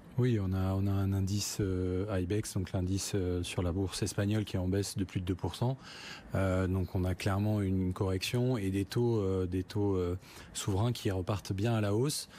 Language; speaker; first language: French; native; French